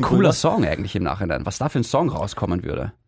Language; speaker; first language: German; native; German